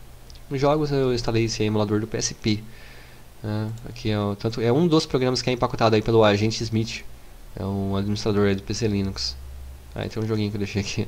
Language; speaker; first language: Portuguese; native; Portuguese